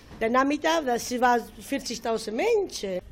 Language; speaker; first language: German; non-native, learner; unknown